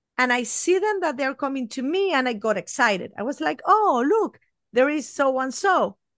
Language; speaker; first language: English; non-native, fluent; Spanish